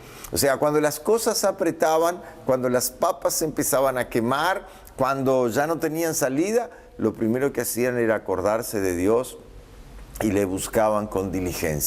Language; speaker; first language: Spanish; native; Spanish